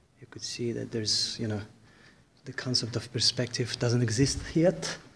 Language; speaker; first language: English; non-native, fluent; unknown